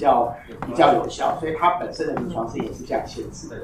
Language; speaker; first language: Chinese; native; Chinese